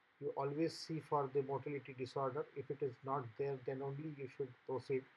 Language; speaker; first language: English; non-native, local second language; Marathi